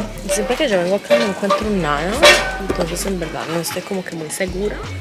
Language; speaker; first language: Spanish; early bilingual, heritage; Spanish